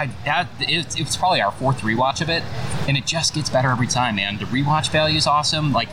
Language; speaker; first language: English; native; English